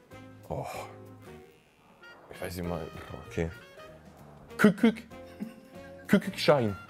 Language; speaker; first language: German; native; German